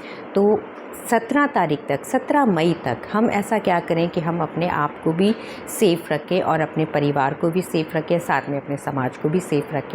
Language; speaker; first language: Hindi; native; Hindi